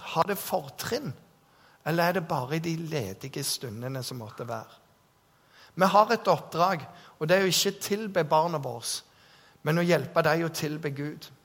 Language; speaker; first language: Norwegian; native; Norwegian